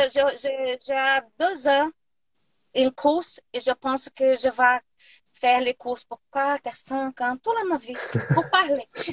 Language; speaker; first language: French; non-native, learner; Portuguese